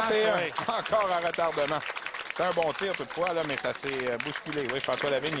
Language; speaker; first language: French; native; French